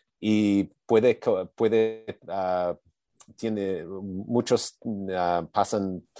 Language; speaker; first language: Spanish; non-native, learner; English